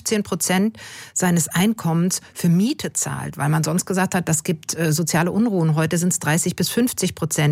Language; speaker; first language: German; native; German